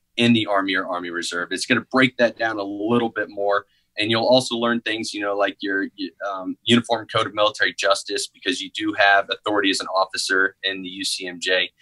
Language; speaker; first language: English; native; English